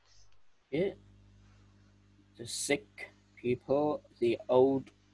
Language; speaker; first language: English; non-native, fluent; Vietnamese